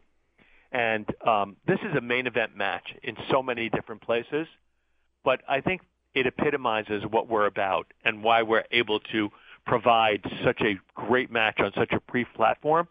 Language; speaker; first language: English; native; English